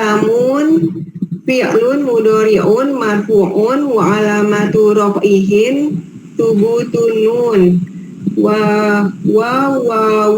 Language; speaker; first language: Arabic; non-native, learner; Indonesian